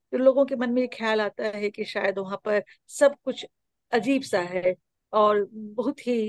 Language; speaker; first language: Hindi; native; Hindi